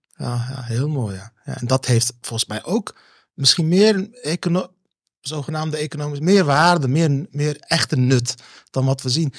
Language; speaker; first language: Dutch; early bilingual, other home language; Turkish